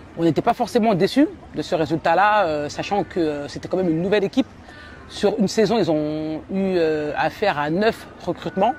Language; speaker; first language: French; native; French